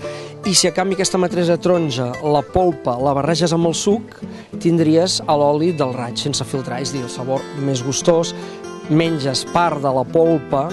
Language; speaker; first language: Catalan; native; Catalan